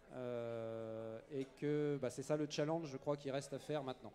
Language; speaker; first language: French; native; French